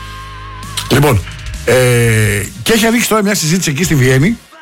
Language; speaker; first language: Greek; native; Greek